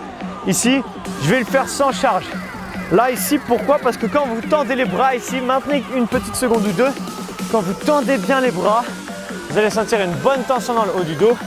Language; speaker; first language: French; native; French